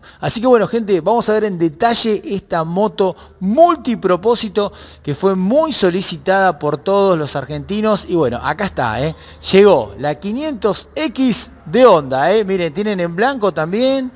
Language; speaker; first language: Spanish; native; Spanish